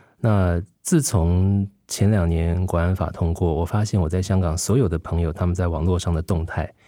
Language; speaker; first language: Chinese; native; Chinese